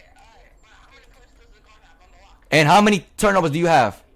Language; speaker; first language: English; native; English